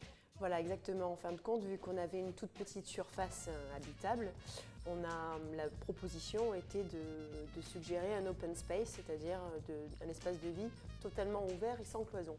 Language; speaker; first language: French; native; French